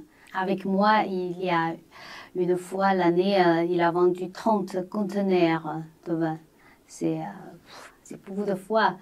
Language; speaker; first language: French; non-native, learner; Chinese